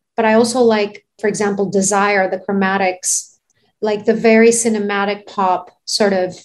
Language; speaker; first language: English; non-native, fluent; Greek